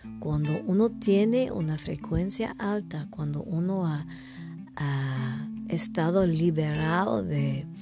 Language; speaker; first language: Spanish; non-native, learner; English